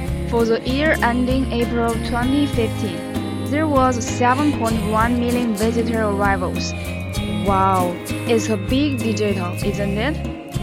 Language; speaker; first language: English; non-native, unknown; Chinese